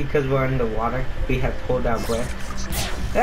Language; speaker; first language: English; native; English